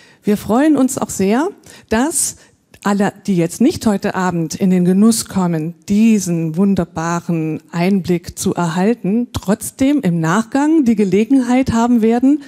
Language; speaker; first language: German; native; German